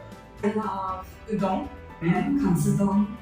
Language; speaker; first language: English; non-native, fluent; Portuguese